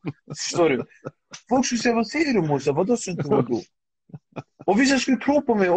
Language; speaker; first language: Swedish; early bilingual, other home language; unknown